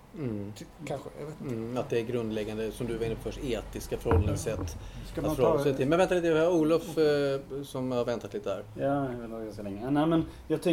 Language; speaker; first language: Swedish; native; Swedish